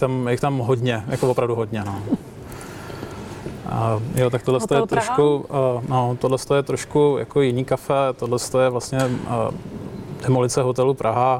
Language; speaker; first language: Czech; native; Czech